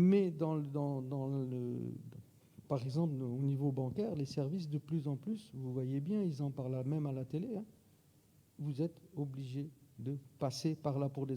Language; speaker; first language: French; native; French